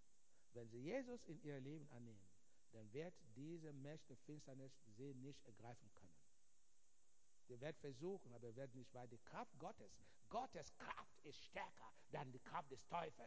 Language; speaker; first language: German; non-native, fluent; Igbo